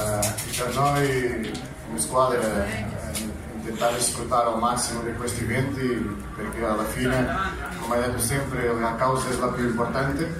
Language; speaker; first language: Italian; non-native, fluent; Portuguese